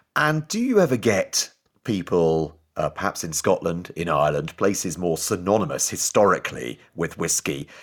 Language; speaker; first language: English; native; English